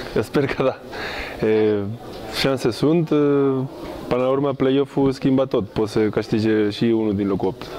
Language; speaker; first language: Romanian; non-native, fluent; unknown